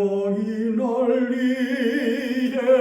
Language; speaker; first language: Korean; native; Korean